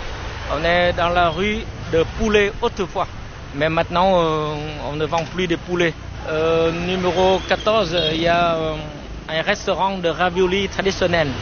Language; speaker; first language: French; non-native, fluent; Vietnamese